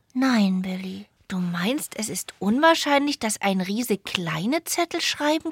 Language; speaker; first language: German; native; German